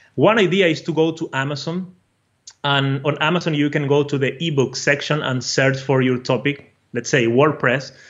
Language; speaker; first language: English; non-native, fluent; Portuguese